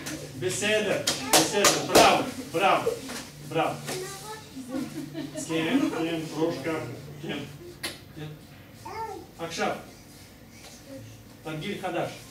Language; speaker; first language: Hebrew; non-native, learner; Russian